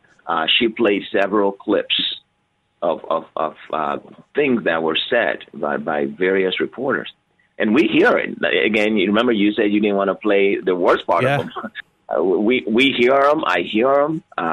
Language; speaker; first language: English; non-native, local second language; Yoruba